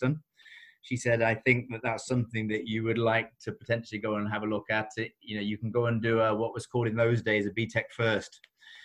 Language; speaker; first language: English; native; English